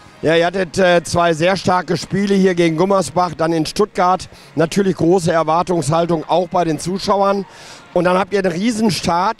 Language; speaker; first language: German; native; German